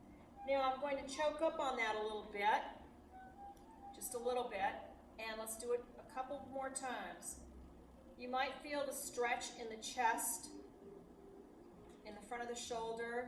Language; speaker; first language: English; native; English